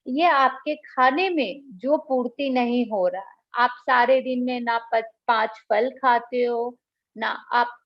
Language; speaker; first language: Hindi; non-native, local second language; Bangla